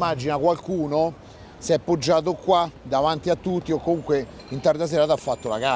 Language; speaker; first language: Italian; native; Italian